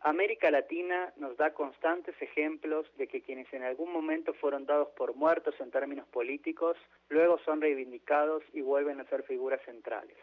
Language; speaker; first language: Spanish; native; Spanish